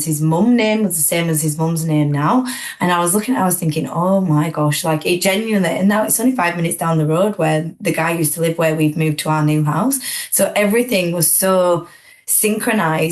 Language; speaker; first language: English; native; English